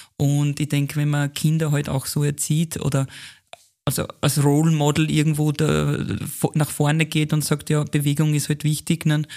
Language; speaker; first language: German; native; German